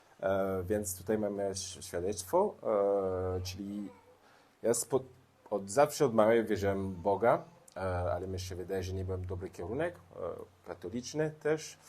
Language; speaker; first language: Polish; non-native, learner; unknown